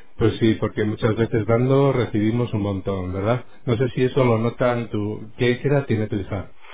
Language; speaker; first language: Spanish; native; Spanish